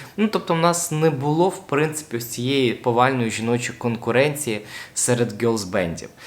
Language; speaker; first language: Ukrainian; non-native, local second language; Russian